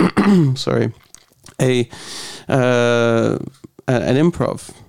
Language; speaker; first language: English; native; English